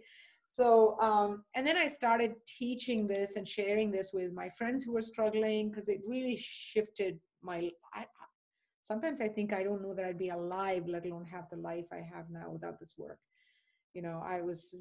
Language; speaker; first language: English; non-native, local second language; Tamil